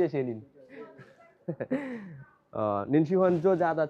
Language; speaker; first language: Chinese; non-native, learner; Bangla